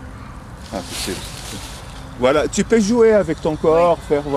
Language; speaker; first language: French; native; French